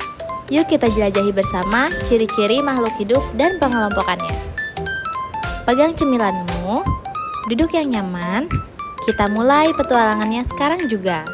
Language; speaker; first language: Indonesian; native; Indonesian